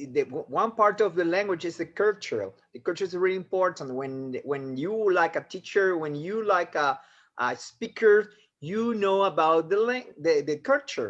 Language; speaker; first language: English; non-native, fluent; Spanish